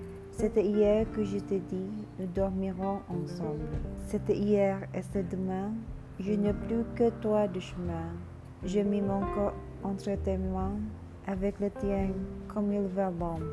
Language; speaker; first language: French; non-native, learner; Indonesian